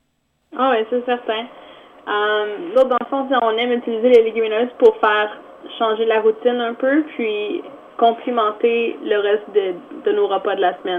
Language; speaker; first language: French; native; French